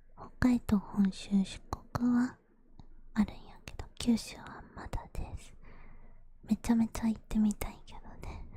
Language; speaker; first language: Japanese; non-native, fluent; English